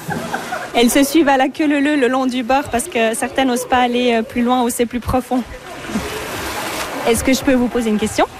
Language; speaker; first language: French; native; French